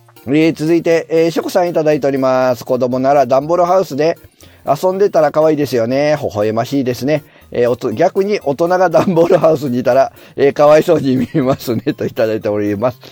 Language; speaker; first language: Japanese; native; Japanese